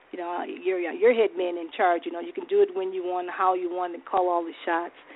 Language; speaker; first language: English; native; English